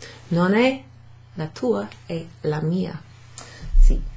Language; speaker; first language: Italian; non-native, fluent; English